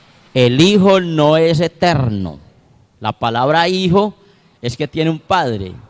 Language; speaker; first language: Spanish; native; Spanish